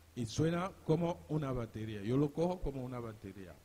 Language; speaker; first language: Spanish; non-native, learner; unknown